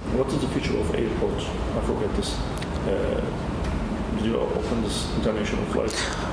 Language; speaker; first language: English; non-native, learner; Turkish